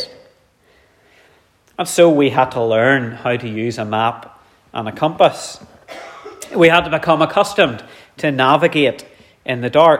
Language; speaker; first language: English; native; English